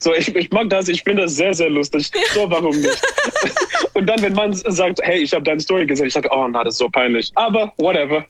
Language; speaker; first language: German; non-native, learner; English